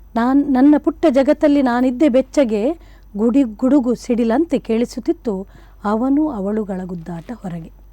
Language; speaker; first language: Kannada; non-native, local second language; Konkani